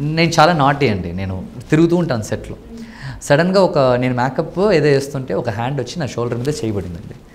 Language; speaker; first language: Telugu; non-native, local second language; Tamil